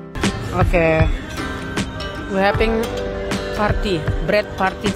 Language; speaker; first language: English; non-native, learner; Indonesian